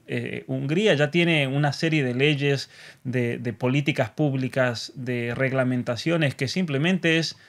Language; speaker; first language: Spanish; native; Spanish